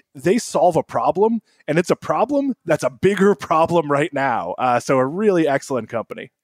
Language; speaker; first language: English; native; English